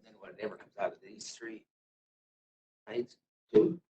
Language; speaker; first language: English; native; English